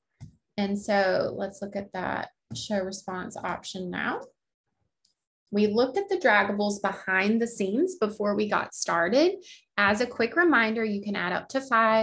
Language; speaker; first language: English; native; English